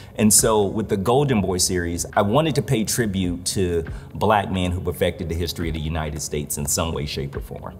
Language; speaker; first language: English; native; English